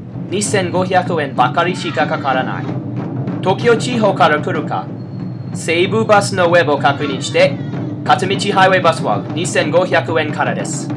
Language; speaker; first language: Japanese; non-native, learner; English